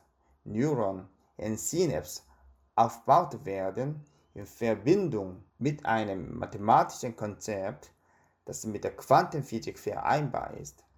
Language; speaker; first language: German; non-native, fluent; Korean